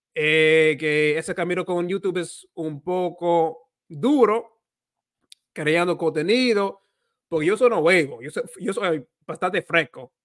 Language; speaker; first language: Spanish; non-native, fluent; English